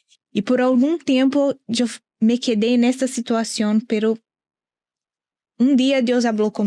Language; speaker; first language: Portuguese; non-native, learner; Spanish